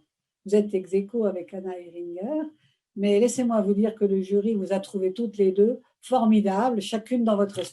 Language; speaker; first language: French; native; French